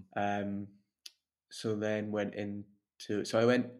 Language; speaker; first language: English; native; English